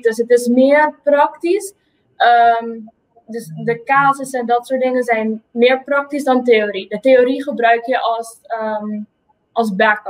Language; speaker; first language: Dutch; non-native, local second language; Papiamento